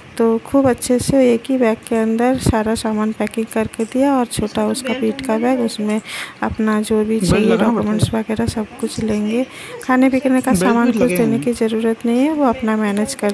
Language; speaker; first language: Hindi; non-native, local second language; Bangla